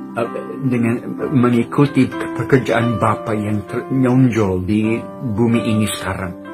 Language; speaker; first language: Indonesian; non-native, fluent; English